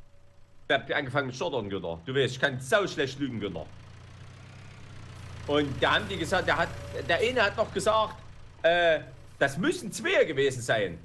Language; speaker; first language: German; native; German